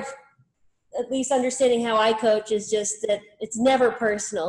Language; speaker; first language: English; native; English